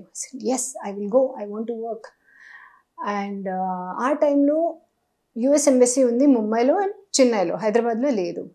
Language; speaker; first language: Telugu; non-native, learner; Hindi